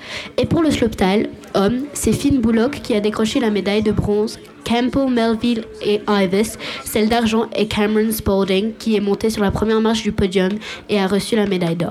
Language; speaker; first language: French; native; French